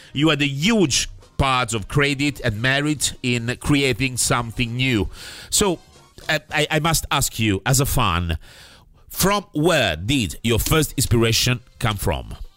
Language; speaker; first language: English; non-native, fluent; Italian